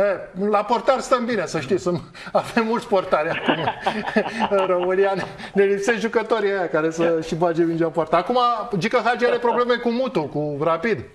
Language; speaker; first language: Romanian; native; Romanian